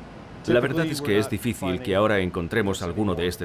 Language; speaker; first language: Spanish; native; Spanish